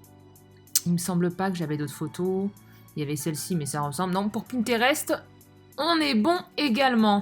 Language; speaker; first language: French; native; French